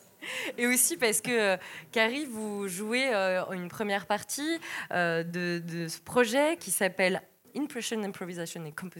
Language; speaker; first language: French; native; French